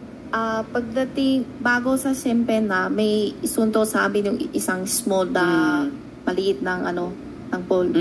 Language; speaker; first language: Filipino; non-native, learner; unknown